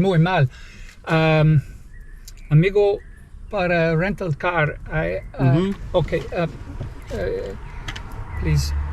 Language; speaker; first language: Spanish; non-native, learner; English